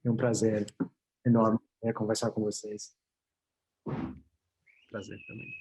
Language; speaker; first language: Portuguese; non-native, fluent; English